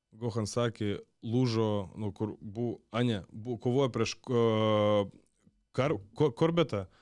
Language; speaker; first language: Lithuanian; native; Lithuanian